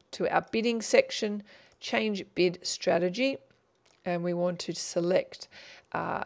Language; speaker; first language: English; native; English